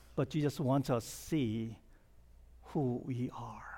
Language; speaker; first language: English; non-native, fluent; Korean